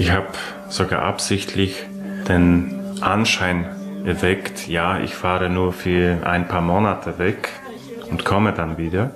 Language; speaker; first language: German; non-native, fluent; Polish